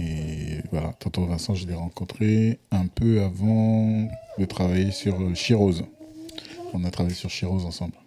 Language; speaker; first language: French; native; French